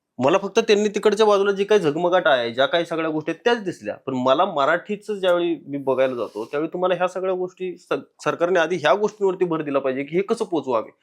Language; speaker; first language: Marathi; native; Marathi